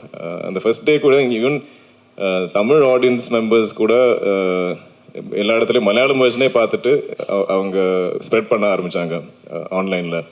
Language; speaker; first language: Tamil; non-native, local second language; Malayalam